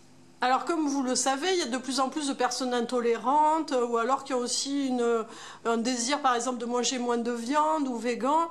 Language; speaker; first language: French; native; French